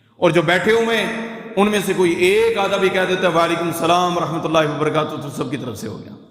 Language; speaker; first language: Urdu; non-native, local second language; Punjabi